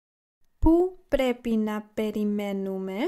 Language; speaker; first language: Greek; non-native, learner; English